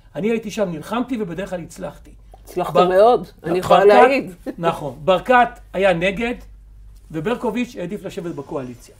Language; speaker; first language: Hebrew; native; Hebrew